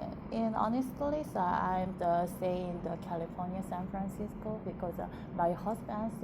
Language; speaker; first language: English; non-native, learner; Korean